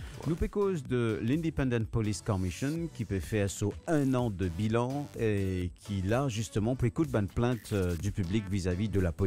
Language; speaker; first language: French; non-native, local second language; Morisyen